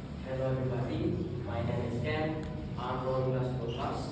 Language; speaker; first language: English; non-native, learner; Indonesian